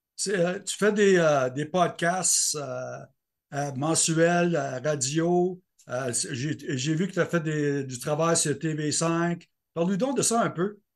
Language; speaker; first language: French; native; French